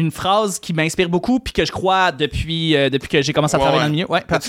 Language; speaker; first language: French; native; French